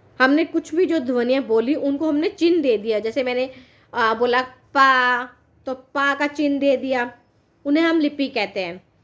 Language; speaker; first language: Hindi; native; Hindi